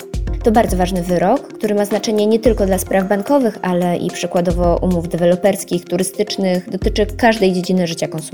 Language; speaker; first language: Polish; native; Polish